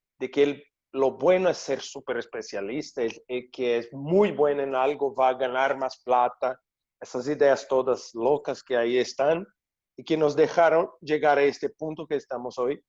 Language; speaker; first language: Spanish; non-native, fluent; Portuguese